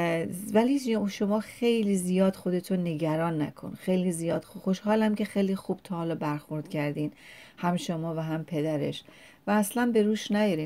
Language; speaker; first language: Persian; native; Persian